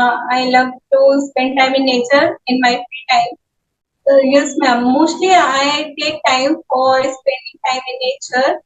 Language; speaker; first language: English; non-native, learner; Hindi